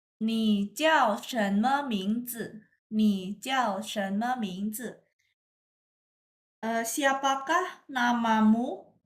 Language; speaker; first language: Chinese; non-native, fluent; Indonesian